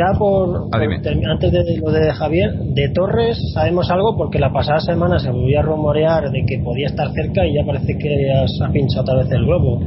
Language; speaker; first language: Spanish; native; Spanish